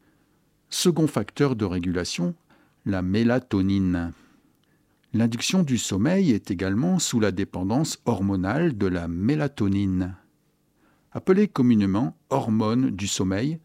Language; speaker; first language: French; native; French